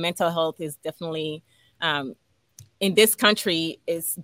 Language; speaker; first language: English; non-native, local second language; Ga